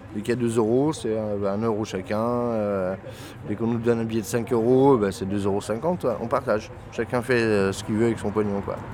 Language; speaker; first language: French; native; French